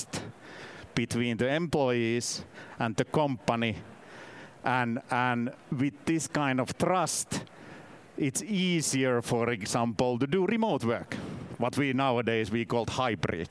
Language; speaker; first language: English; non-native, fluent; Finnish